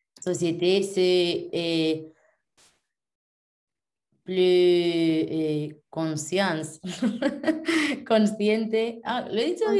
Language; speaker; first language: French; non-native, learner; Spanish